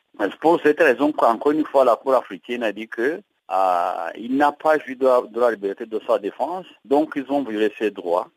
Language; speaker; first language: French; non-native, local second language; Kinyarwanda